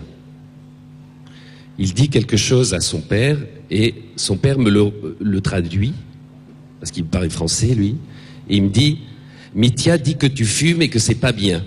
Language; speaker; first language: French; native; French